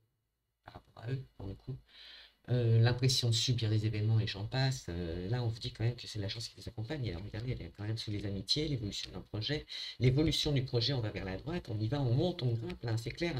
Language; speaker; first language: French; native; French